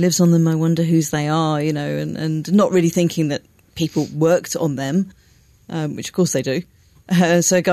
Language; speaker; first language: English; native; English